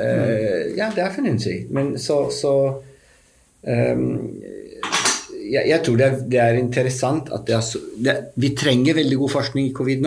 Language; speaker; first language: Norwegian; non-native, fluent; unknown